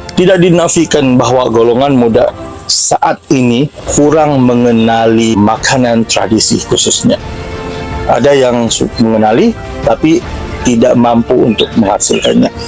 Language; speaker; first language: Malay; non-native, local second language; Central Dusun